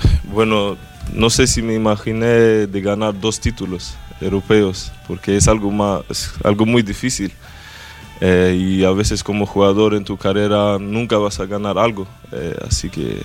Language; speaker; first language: Spanish; non-native, fluent; Swedish